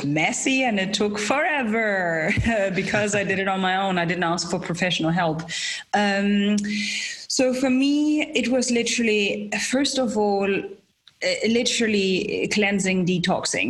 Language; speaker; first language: English; non-native, fluent; German